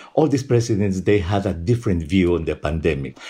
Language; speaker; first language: English; non-native, fluent; Spanish